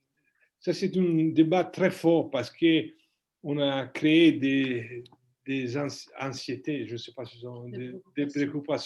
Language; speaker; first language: French; non-native, fluent; Italian